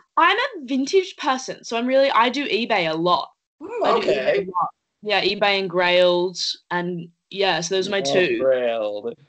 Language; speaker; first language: English; native; English